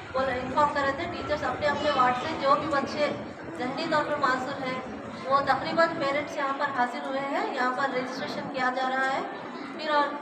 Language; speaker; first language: Hindi; non-native, local second language; Urdu